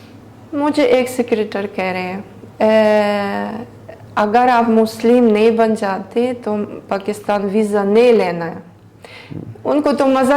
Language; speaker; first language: Hindi; non-native, learner; Greek